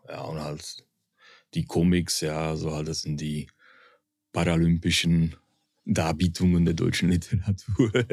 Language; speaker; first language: German; early bilingual, heritage; Czech